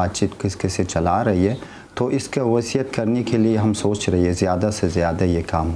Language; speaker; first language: Urdu; early bilingual, other home language; Pashto